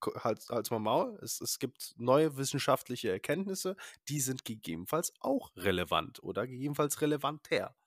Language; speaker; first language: German; early bilingual, other home language; Polish